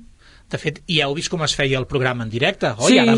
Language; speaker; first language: Catalan; native; Catalan